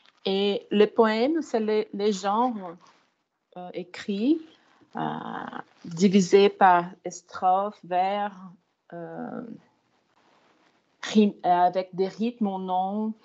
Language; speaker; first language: French; non-native, fluent; Portuguese